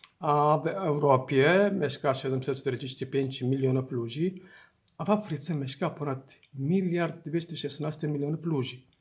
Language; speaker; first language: Polish; non-native, learner; Somali